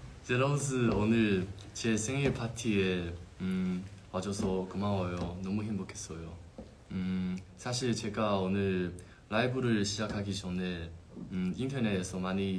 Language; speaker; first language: Korean; non-native, fluent; Chinese